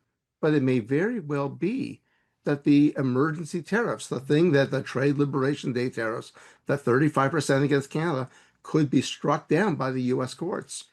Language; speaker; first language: English; native; English